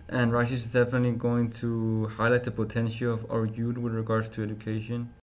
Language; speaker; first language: English; early bilingual, other home language; Spanish